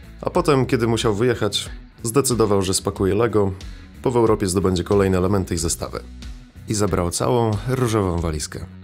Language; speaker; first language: Polish; early bilingual, other home language; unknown